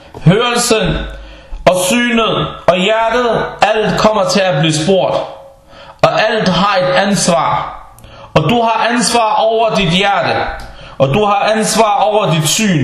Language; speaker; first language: Danish; non-native, fluent; Arabic